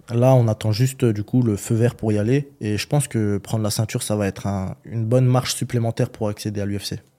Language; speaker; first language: French; early bilingual, other home language; Chechen